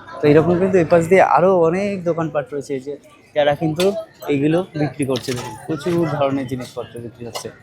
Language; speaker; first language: Bangla; native; Bangla